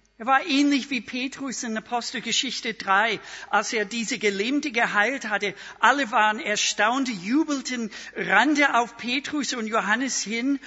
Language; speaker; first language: German; non-native, fluent; English